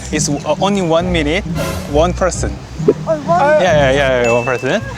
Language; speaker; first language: English; non-native, learner; Korean